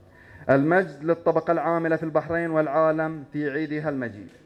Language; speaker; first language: Arabic; native; Arabic